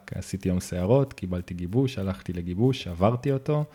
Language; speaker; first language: Hebrew; native; Hebrew